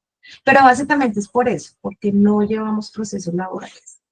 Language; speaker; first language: Spanish; native; Spanish